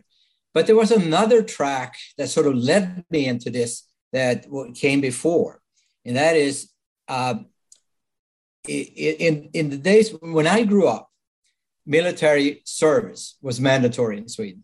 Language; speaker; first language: English; non-native, fluent; Swedish